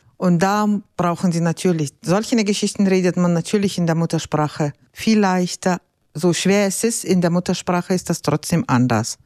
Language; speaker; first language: German; non-native, fluent; Russian